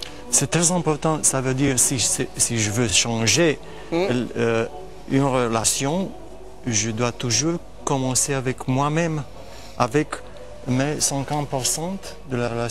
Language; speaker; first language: French; non-native, fluent; Romanian